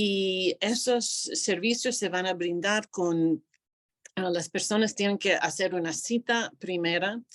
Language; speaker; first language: Spanish; non-native, fluent; English